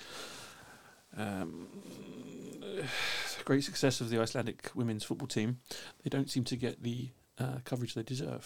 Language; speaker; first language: English; native; English